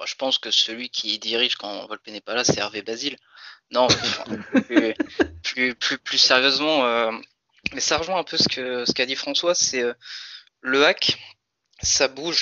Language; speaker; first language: French; native; French